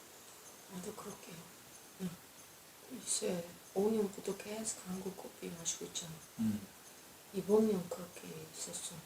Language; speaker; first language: Korean; non-native, learner; Uzbek